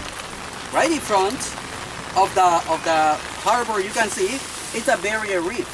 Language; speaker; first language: English; non-native, fluent; Spanish